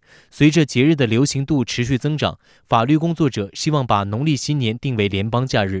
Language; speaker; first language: Chinese; native; Chinese